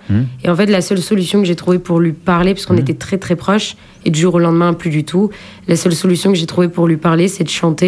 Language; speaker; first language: French; native; French